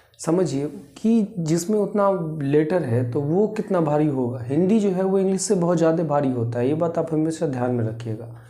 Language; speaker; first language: Hindi; native; Hindi